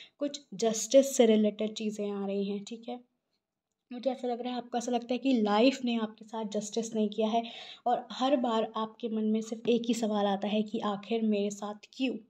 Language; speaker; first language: Hindi; native; Hindi